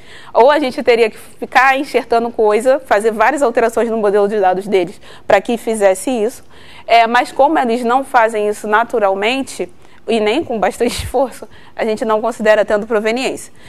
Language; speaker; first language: Portuguese; native; Portuguese